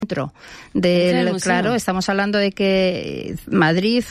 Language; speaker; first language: Spanish; native; Spanish